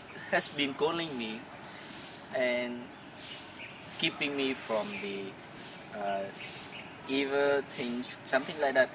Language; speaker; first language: English; non-native, fluent; Vietnamese